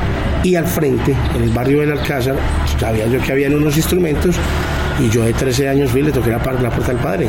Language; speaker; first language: Spanish; native; Spanish